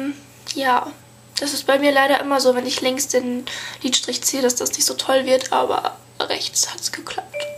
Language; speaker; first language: German; native; German